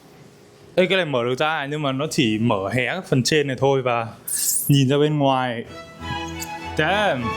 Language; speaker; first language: Vietnamese; native; Vietnamese